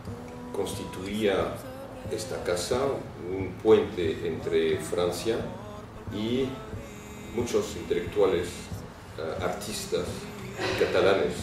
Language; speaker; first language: Spanish; non-native, fluent; French